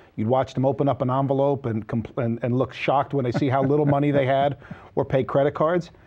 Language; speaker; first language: English; native; English